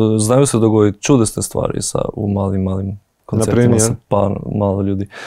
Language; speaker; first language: Croatian; non-native, fluent; Albanian